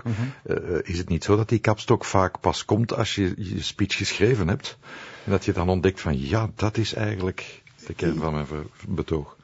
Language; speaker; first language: Dutch; native; Dutch